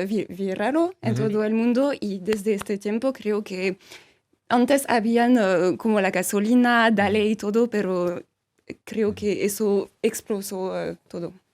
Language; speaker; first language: Spanish; non-native, fluent; French